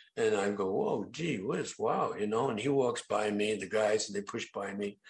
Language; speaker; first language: English; native; English